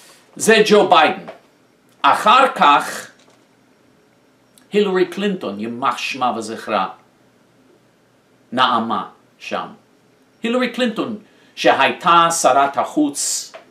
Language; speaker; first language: Hebrew; non-native, fluent; English